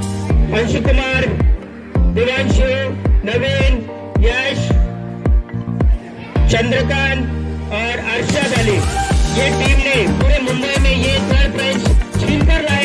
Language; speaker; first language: Hindi; non-native, local second language; Marathi